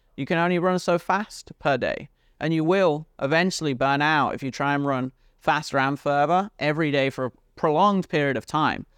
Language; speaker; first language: English; native; English